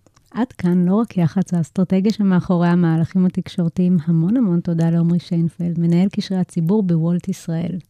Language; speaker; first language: Hebrew; native; Hebrew